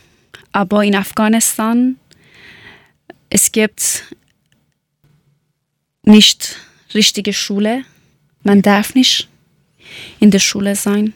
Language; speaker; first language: German; non-native, learner; Persian